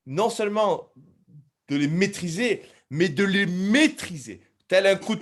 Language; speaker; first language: French; native; French